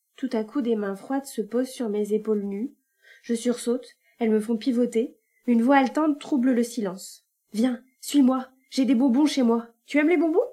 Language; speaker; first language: French; native; French